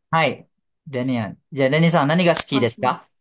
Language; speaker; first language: Japanese; non-native, fluent; Malay